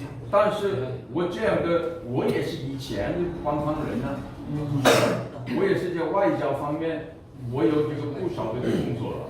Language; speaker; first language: Chinese; non-native, fluent; Korean